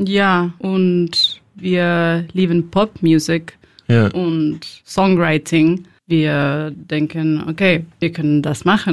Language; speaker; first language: German; non-native, learner; Spanish